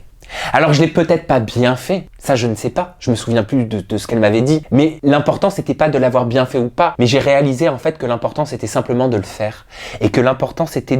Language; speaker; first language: French; native; French